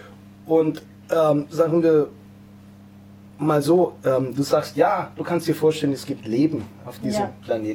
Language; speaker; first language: German; native; German